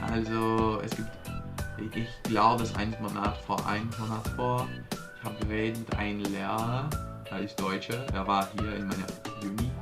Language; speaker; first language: German; non-native, learner; Portuguese